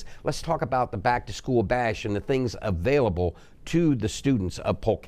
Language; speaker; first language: English; native; English